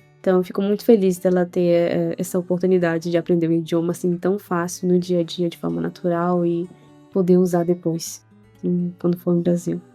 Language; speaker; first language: Portuguese; native; Portuguese